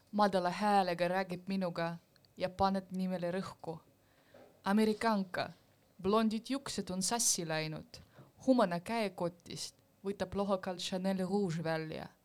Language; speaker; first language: Estonian; non-native, local second language; Russian